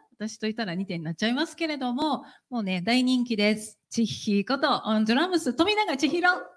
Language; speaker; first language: Japanese; native; Japanese